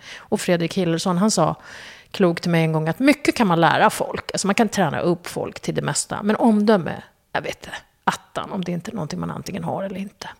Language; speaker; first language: Swedish; early bilingual, other home language; Kurdish